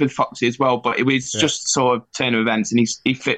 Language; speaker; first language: English; native; English